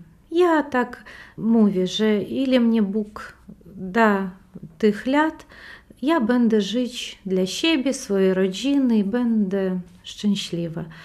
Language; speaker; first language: Polish; non-native, learner; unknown